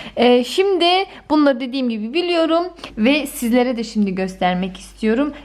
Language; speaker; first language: Turkish; early bilingual, heritage; Turkish